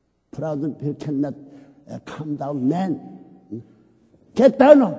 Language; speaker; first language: English; non-native, learner; Korean